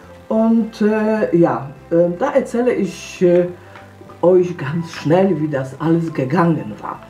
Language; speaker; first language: German; non-native, fluent; Polish